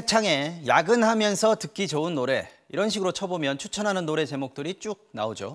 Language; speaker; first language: Korean; native; Korean